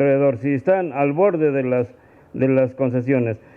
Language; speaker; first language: Spanish; native; Spanish